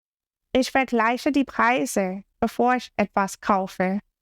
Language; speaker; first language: German; non-native, fluent; English